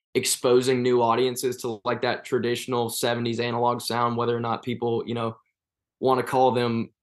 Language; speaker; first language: English; native; English